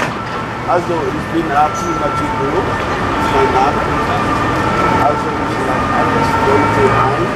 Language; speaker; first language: German; non-native, learner; French